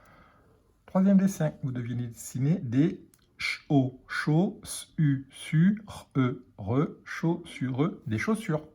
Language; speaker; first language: French; native; French